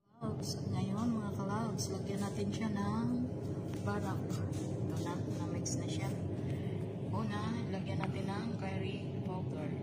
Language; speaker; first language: Filipino; non-native, local second language; Cebuano